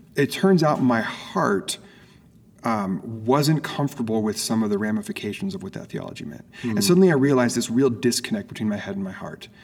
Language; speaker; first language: English; native; English